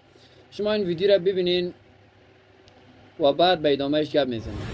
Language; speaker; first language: Persian; native; Persian